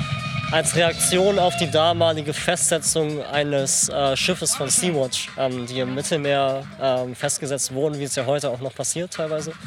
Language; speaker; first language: German; native; German